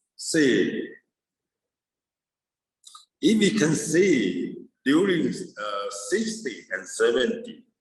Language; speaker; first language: English; non-native, fluent; Thai